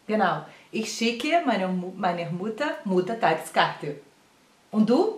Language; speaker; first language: German; non-native, learner; Portuguese